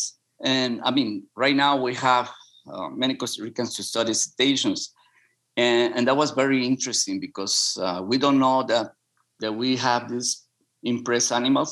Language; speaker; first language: English; non-native, learner; Spanish